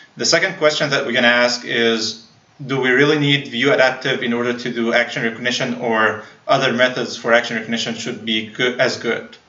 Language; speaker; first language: English; non-native, fluent; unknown